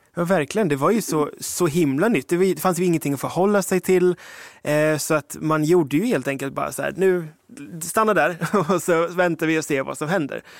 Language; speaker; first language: Swedish; early bilingual, other home language; English